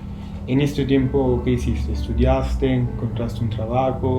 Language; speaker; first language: Spanish; non-native, fluent; Italian